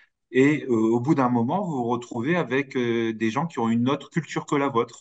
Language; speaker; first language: French; native; French